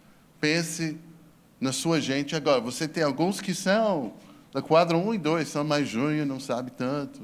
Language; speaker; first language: Portuguese; non-native, fluent; English